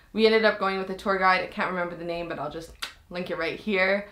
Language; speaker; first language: English; native; English